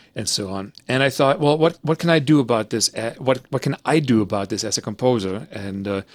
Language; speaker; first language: English; early bilingual, other home language; German